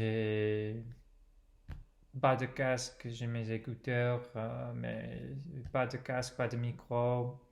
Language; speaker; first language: French; non-native, fluent; English